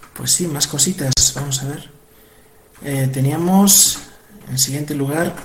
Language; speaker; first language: Spanish; native; Spanish